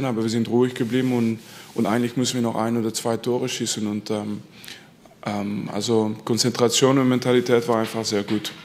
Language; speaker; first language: German; non-native, fluent; French